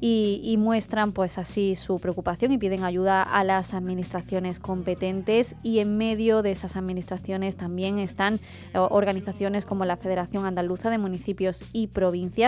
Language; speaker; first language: Spanish; native; Spanish